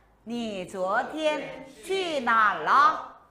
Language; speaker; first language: Chinese; non-native, fluent; Korean